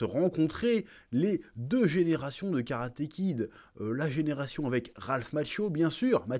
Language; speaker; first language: French; native; French